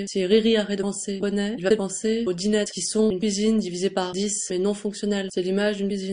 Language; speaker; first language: French; native; French